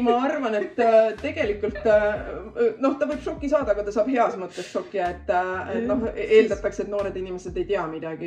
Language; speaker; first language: Estonian; native; Estonian